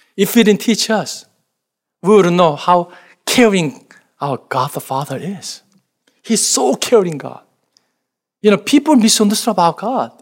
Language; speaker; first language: English; non-native, fluent; Korean